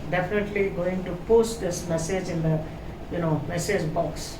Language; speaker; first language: English; non-native, local second language; Telugu